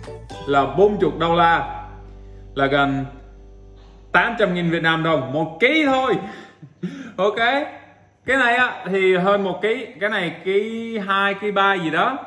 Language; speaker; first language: Vietnamese; non-native, fluent; English